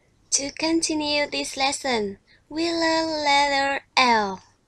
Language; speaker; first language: English; non-native, fluent; Vietnamese